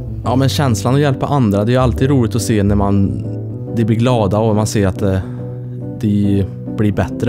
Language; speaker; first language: Swedish; native; Swedish